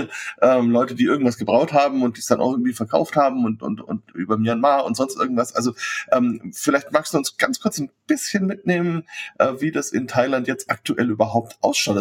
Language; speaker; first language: German; native; German